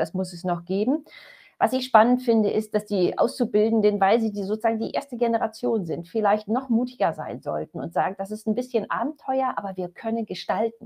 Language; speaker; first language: German; native; German